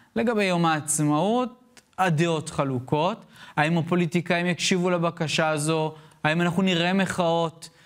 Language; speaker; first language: Hebrew; native; Hebrew